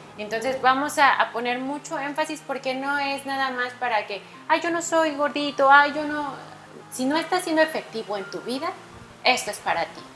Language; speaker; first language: Spanish; native; Spanish